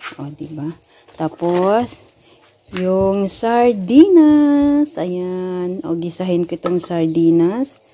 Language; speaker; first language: Filipino; non-native, local second language; Cebuano